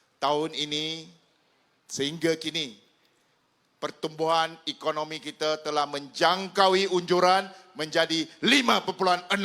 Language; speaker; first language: Malay; non-native, local second language; Chinese